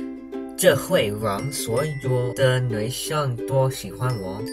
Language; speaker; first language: Chinese; non-native, learner; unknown